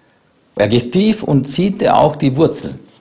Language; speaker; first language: German; non-native, fluent; Sinhala